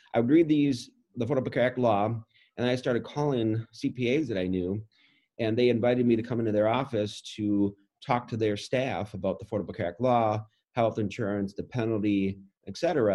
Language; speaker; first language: English; native; English